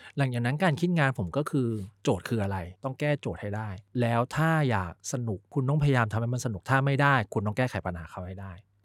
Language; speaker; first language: Thai; early bilingual, other home language; Chinese